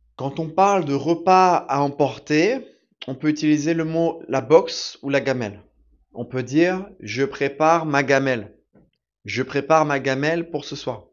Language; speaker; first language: French; native; French